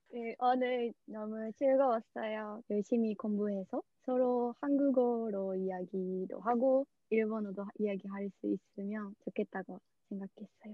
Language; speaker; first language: Korean; non-native, learner; Japanese